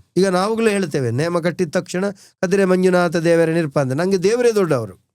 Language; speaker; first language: Kannada; non-native, local second language; Tulu